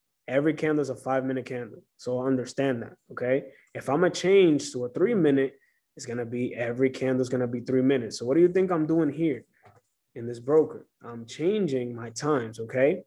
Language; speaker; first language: English; early bilingual, other home language; Spanish